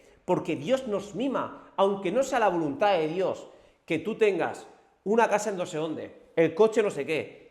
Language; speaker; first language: Spanish; native; Spanish